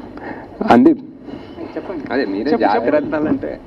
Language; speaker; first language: Telugu; native; Telugu